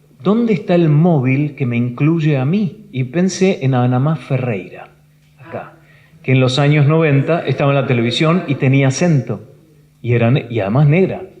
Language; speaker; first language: Spanish; native; Spanish